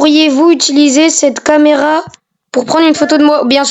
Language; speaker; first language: French; native; French